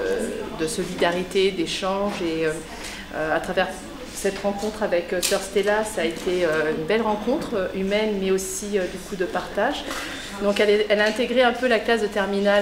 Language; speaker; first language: French; native; French